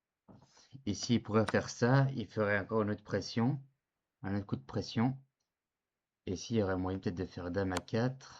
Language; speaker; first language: French; native; French